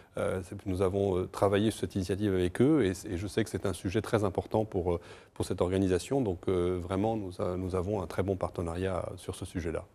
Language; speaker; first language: French; non-native, fluent; Portuguese